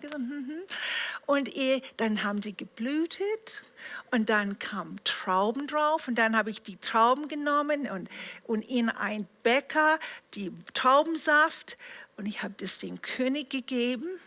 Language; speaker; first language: German; non-native, fluent; English